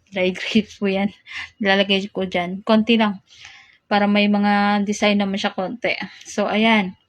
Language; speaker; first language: Filipino; non-native, local second language; Cebuano